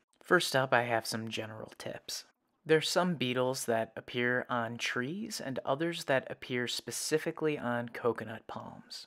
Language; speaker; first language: English; native; English